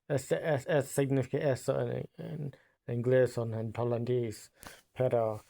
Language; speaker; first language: Spanish; non-native, learner; English